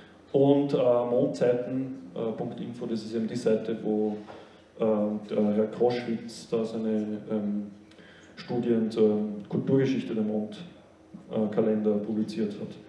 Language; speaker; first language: German; native; German